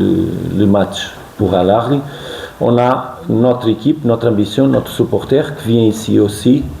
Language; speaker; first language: French; non-native, fluent; Portuguese